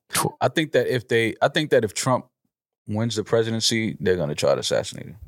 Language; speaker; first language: English; native; English